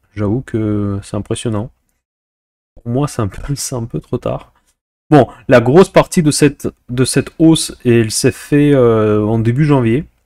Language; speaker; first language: French; non-native, fluent; Russian